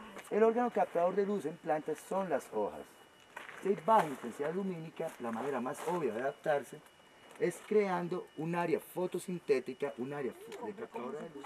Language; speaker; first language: Spanish; native; Spanish